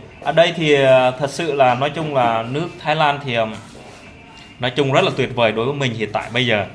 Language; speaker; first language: Vietnamese; non-native, local second language; Jarai